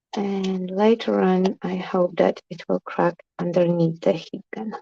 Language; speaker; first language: English; non-native, fluent; Polish